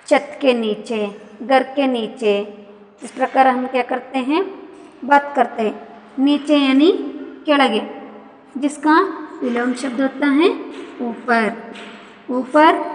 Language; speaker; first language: Hindi; non-native, local second language; Kannada